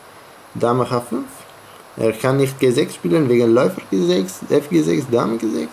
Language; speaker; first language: German; non-native, fluent; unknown